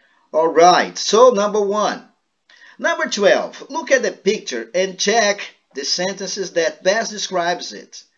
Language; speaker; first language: English; non-native, fluent; Portuguese